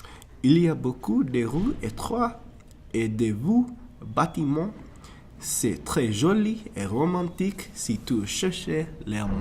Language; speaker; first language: French; non-native, learner; English